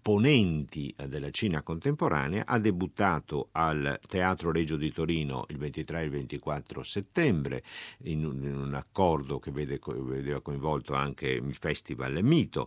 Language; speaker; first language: Italian; native; Italian